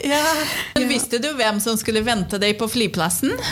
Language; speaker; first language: Norwegian; non-native, fluent; Portuguese